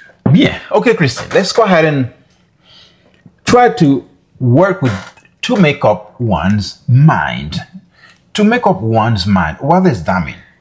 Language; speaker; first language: English; non-native, fluent; Haitian Creole